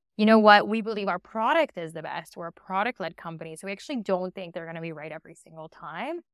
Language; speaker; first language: English; early bilingual, other home language; Spanish